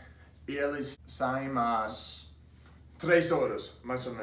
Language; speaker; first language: Portuguese; non-native, fluent; English